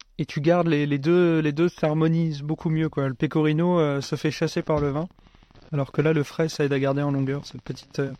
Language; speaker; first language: French; native; French